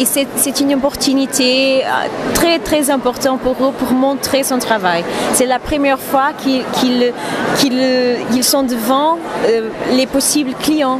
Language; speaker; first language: French; non-native, fluent; Portuguese